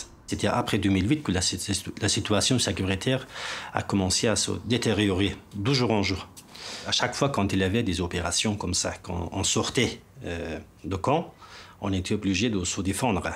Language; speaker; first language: French; non-native, fluent; Persian